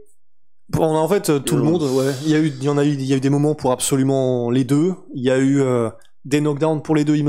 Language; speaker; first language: French; native; French